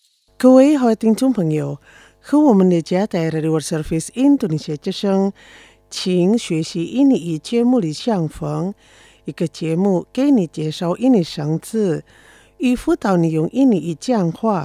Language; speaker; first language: Chinese; non-native, fluent; Indonesian